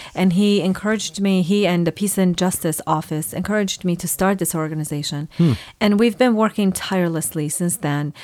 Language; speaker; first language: English; non-native, fluent; Persian